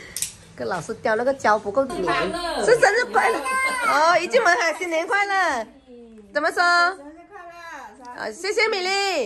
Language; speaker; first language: Chinese; native; Chinese